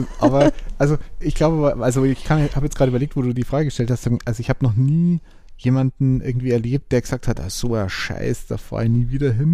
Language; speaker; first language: German; native; German